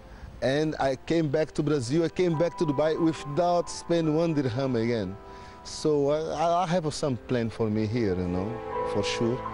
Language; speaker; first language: English; non-native, learner; Portuguese